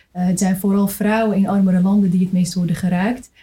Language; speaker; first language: Dutch; native; Dutch